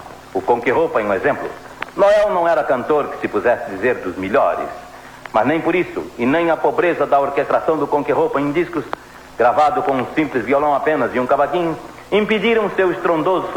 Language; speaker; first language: Portuguese; native; Portuguese